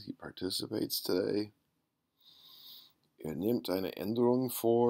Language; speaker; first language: German; non-native, fluent; English